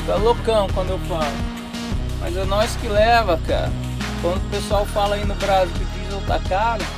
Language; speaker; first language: Portuguese; native; Portuguese